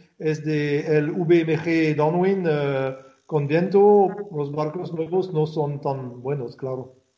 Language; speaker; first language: Spanish; non-native, fluent; French